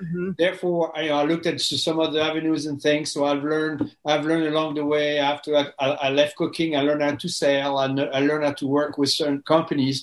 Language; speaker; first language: English; non-native, fluent; French